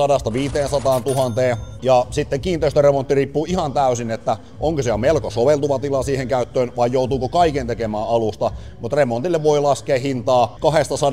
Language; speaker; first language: Finnish; native; Finnish